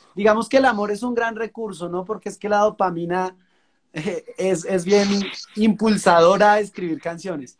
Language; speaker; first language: Spanish; native; Spanish